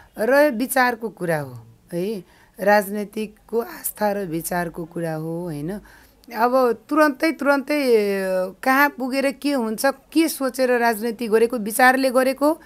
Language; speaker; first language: Nepali; non-native, local second language; Maithili